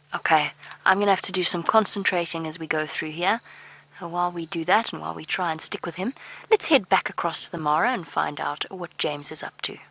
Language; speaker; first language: English; native; English